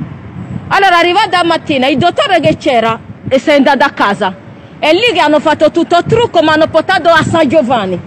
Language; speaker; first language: Italian; non-native, learner; Nigerian Pidgin